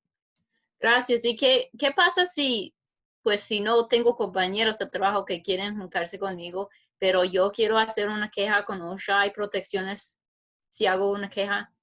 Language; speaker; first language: Spanish; non-native, fluent; English